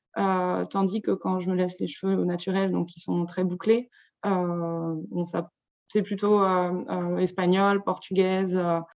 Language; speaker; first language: French; native; French